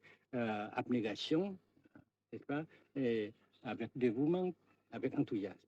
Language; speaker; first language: French; non-native, local second language; Vietnamese